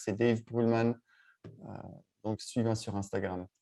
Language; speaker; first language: French; native; French